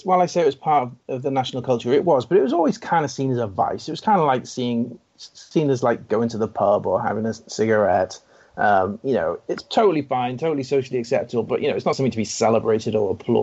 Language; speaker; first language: English; native; English